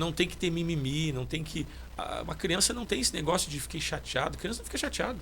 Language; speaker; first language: Portuguese; native; Portuguese